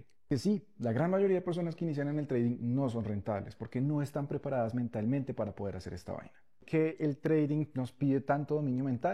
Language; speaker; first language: Spanish; native; Spanish